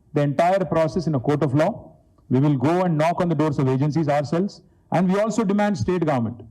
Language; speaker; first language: English; non-native, local second language; Telugu